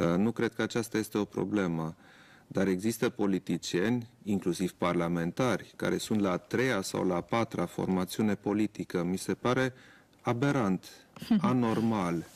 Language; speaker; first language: Romanian; non-native, local second language; German